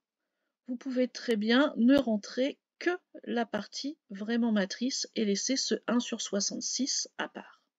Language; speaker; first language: French; native; French